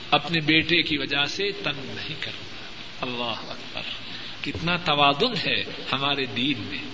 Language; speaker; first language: Urdu; non-native, local second language; Punjabi